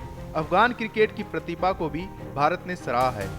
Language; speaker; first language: Hindi; native; Hindi